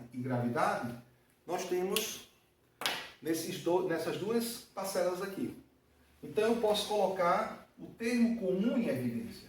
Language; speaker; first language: Portuguese; native; Portuguese